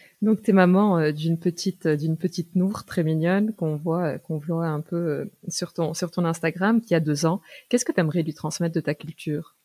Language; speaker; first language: French; native; French